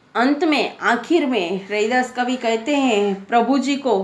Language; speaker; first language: Hindi; non-native, local second language; Gujarati